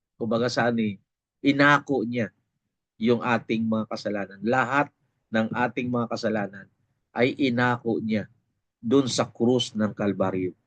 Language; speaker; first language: Filipino; non-native, local second language; Bikol